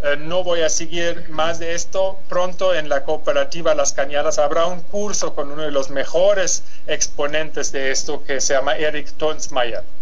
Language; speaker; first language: Spanish; non-native, fluent; German